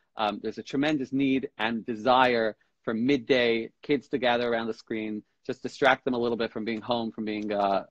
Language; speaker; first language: English; native; English